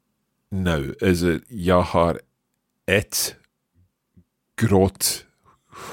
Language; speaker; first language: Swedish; non-native, learner; English